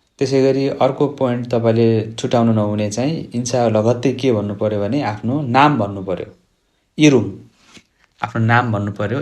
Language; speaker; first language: Nepali; native; Nepali